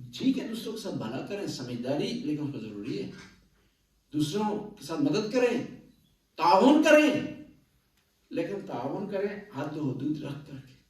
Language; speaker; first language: Urdu; non-native, local second language; Punjabi